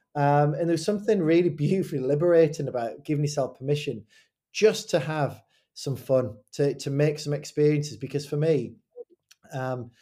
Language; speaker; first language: English; native; English